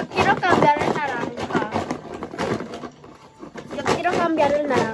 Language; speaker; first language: Spanish; early bilingual, other home language; Filipino